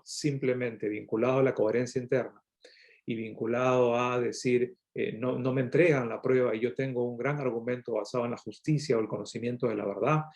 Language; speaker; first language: Spanish; native; Spanish